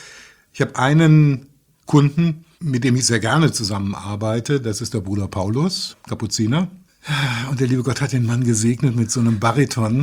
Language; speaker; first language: German; native; German